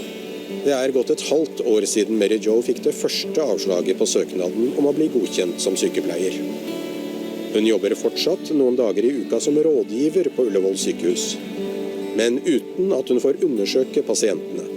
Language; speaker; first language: Norwegian; native; Norwegian